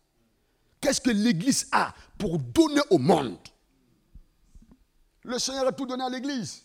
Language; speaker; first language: French; non-native, local second language; Mossi